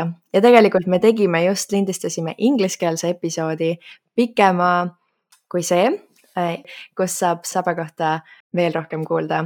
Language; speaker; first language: Estonian; native; Estonian